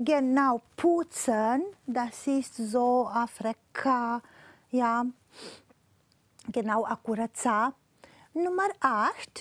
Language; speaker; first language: German; non-native, fluent; Romanian